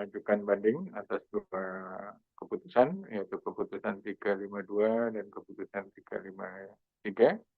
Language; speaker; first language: Indonesian; native; Indonesian